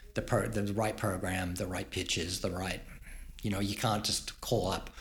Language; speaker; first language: English; native; English